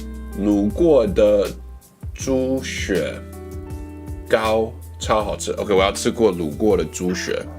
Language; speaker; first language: Chinese; non-native, learner; English